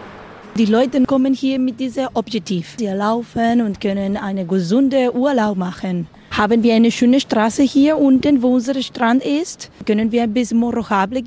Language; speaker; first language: German; non-native, learner; Spanish